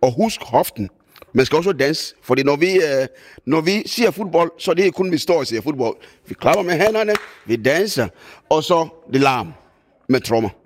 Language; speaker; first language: Danish; non-native, fluent; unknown